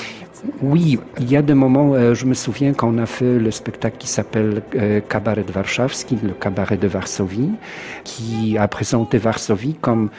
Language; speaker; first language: French; non-native, fluent; Polish